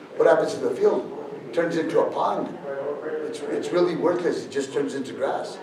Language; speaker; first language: English; native; English